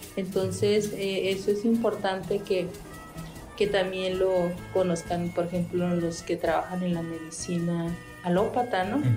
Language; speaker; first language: Spanish; non-native, local second language; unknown